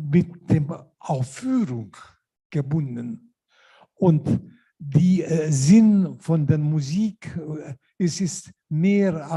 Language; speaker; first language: German; non-native, learner; Lithuanian